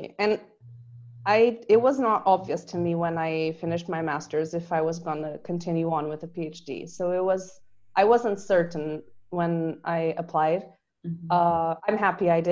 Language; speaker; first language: English; non-native, fluent; Portuguese